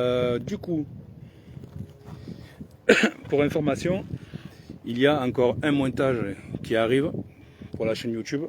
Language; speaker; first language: French; native; French